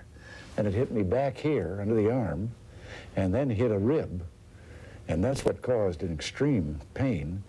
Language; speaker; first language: English; native; English